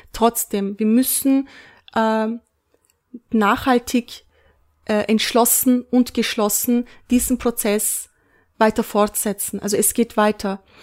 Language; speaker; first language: German; early bilingual, other home language; Turkish